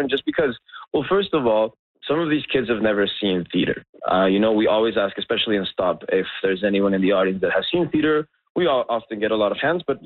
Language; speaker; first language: English; non-native, fluent; Spanish